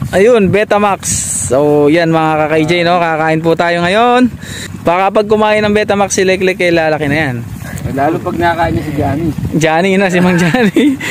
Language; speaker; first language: Filipino; non-native, local second language; Pampanga